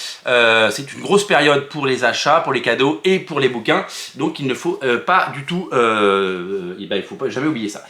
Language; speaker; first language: French; native; French